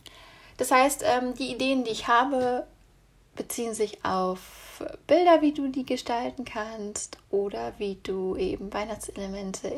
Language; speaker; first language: German; native; German